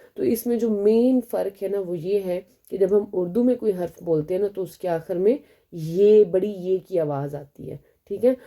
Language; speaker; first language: Urdu; native; Urdu